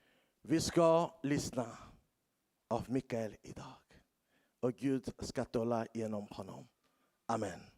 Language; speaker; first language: Swedish; non-native, learner; Lingala